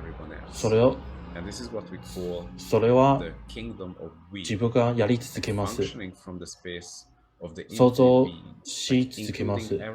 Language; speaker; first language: Japanese; non-native, learner; English